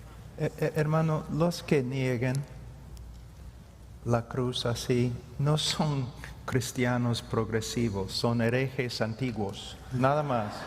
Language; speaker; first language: Spanish; non-native, fluent; English